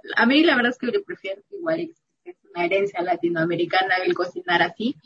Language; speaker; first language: Spanish; native; Spanish